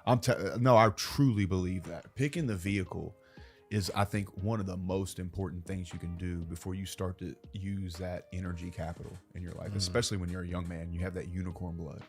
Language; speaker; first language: English; native; English